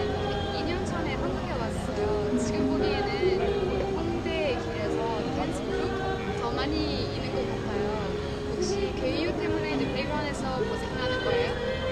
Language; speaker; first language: Korean; non-native, fluent; French